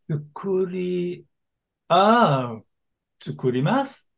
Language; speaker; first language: Japanese; non-native, learner; English